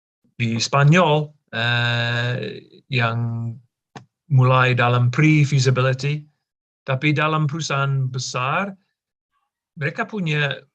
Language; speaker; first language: Indonesian; non-native, fluent; English